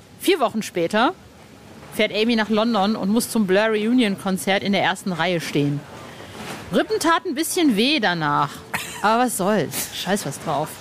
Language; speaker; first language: German; native; German